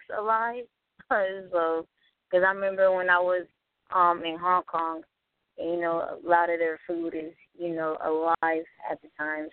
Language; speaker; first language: English; native; English